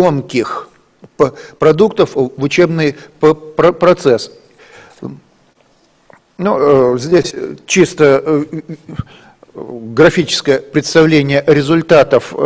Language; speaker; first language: Russian; native; Russian